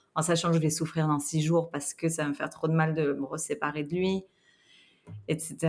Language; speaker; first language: French; native; French